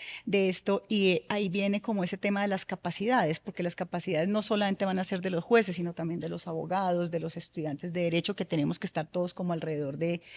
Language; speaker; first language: Spanish; native; Spanish